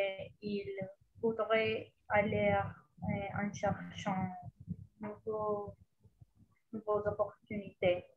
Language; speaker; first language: French; non-native, learner; Spanish